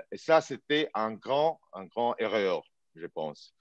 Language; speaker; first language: French; non-native, fluent; Italian